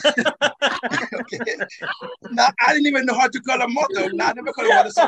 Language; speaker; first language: English; non-native, fluent; Haitian Creole